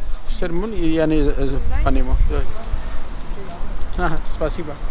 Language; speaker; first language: Russian; non-native, learner; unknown